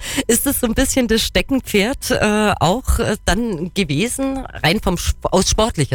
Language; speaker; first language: German; native; German